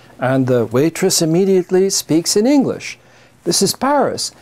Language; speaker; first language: English; native; English